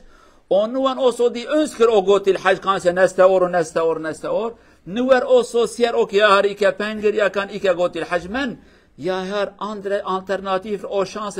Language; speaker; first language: Swedish; non-native, fluent; Kurdish